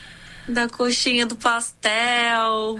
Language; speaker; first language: Portuguese; non-native, fluent; Korean